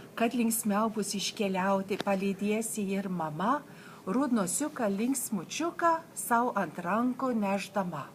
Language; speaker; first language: Lithuanian; early bilingual, heritage; Lithuanian